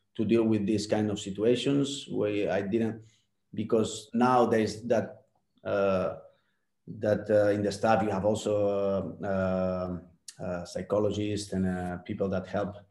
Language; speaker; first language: English; non-native, fluent; Spanish